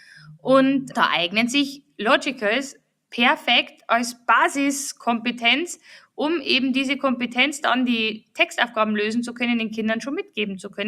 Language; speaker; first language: German; native; German